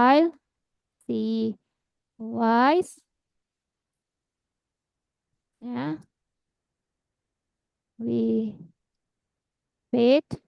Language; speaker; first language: German; non-native, fluent; Indonesian